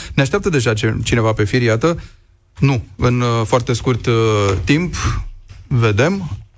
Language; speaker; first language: Romanian; native; Romanian